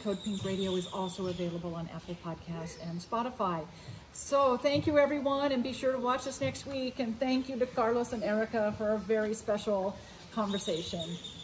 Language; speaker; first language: English; native; English